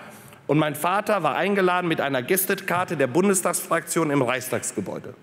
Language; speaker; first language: German; early bilingual, other home language; Polish